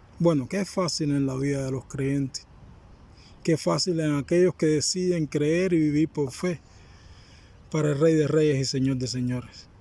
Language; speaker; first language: Spanish; native; Spanish